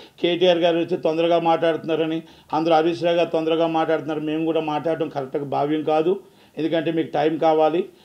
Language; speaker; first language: Telugu; native; Telugu